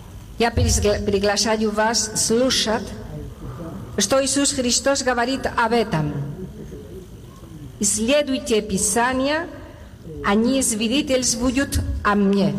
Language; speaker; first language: Russian; non-native, learner; Spanish